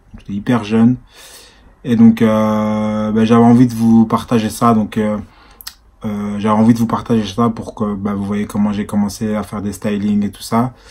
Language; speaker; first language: French; native; French